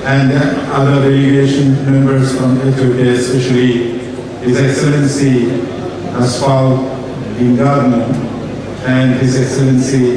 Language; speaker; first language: English; non-native, local second language; Malayalam